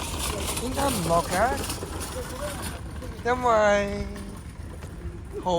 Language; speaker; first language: Cantonese; native; Cantonese